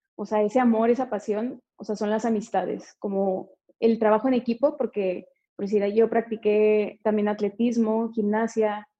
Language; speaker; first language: Spanish; native; Spanish